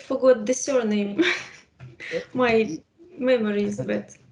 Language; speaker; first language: English; non-native, fluent; Russian